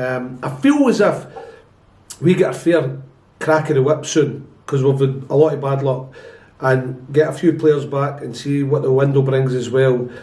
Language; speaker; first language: English; native; English